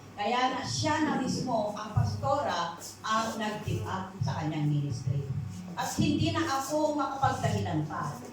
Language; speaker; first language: Filipino; non-native, local second language; Iloko